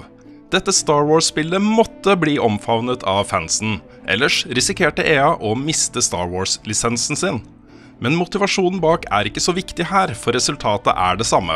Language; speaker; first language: Norwegian; native; Norwegian